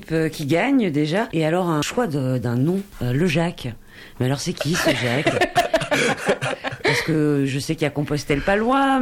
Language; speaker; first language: French; native; French